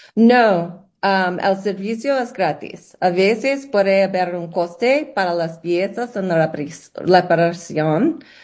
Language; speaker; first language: Spanish; non-native, learner; English